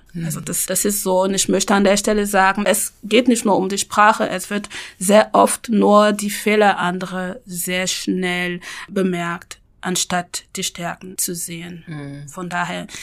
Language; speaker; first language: German; non-native, fluent; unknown